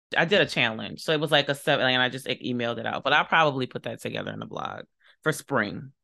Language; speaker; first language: English; native; English